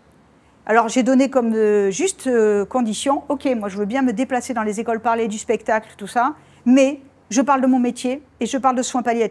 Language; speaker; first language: French; native; French